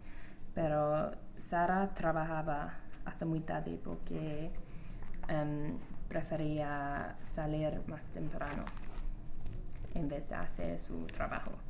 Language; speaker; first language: Spanish; non-native, learner; English